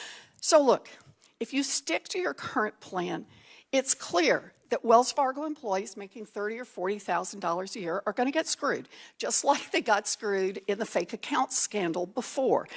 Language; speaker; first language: English; native; English